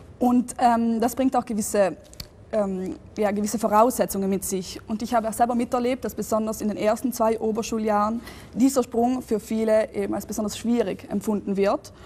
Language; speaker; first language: German; native; German